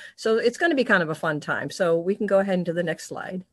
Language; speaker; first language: English; native; English